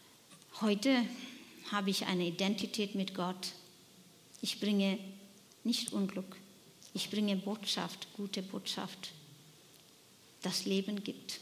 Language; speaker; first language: German; non-native, learner; Nepali